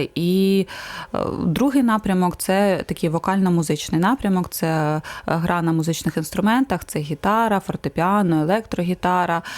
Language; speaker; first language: Ukrainian; native; Ukrainian